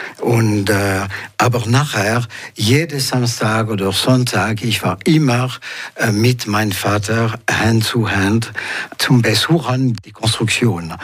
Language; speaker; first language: German; non-native, local second language; French